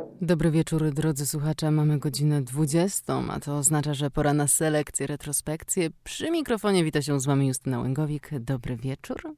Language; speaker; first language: Polish; native; Polish